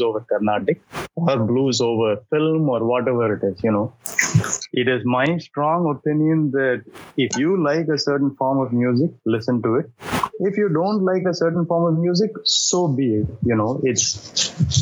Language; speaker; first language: English; non-native, local second language; Tamil